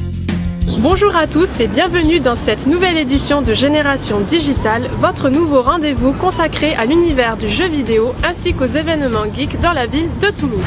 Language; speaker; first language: French; native; French